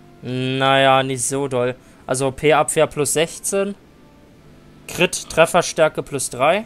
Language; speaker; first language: German; native; German